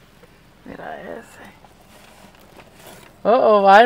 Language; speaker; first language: Spanish; early bilingual, heritage; English